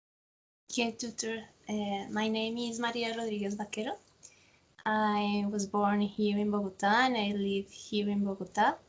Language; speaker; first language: English; non-native, fluent; Spanish